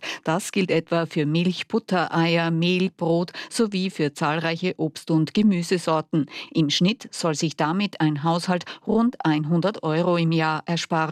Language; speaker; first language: German; native; German